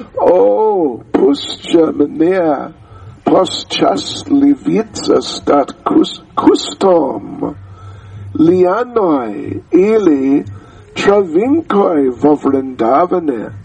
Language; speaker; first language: Russian; non-native, learner; English